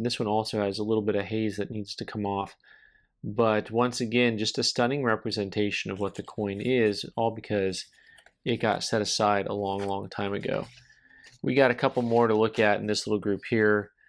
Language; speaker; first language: English; native; English